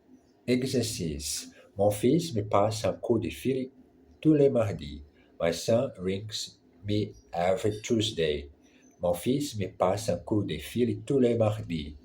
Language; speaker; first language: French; non-native, learner; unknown